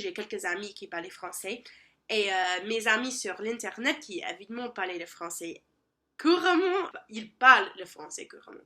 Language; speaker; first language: French; non-native, learner; English